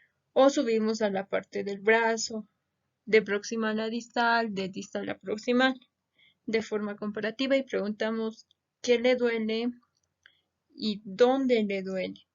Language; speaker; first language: Spanish; native; Spanish